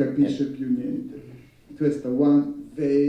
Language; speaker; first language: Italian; non-native, learner; Russian